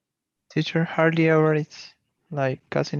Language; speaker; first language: English; non-native, learner; Portuguese